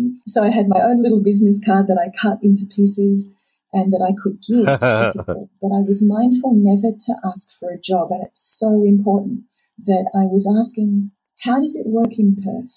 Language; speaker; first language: English; native; English